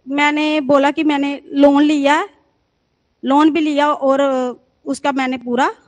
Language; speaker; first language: Hindi; native; Hindi